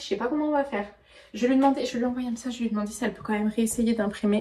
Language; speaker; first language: French; native; French